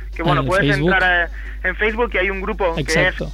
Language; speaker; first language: Spanish; native; Spanish